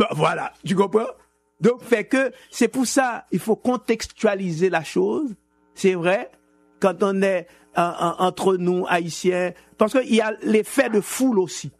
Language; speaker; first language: French; non-native, local second language; Haitian Creole